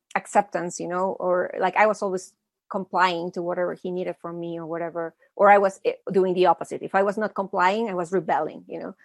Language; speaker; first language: English; early bilingual, other home language; Spanish